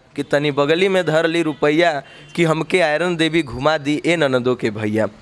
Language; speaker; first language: Hindi; native; Hindi